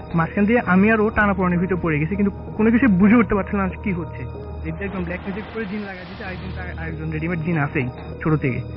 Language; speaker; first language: Bangla; native; Bangla